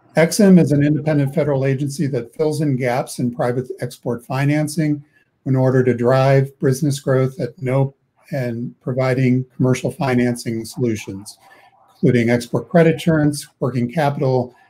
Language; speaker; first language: English; native; English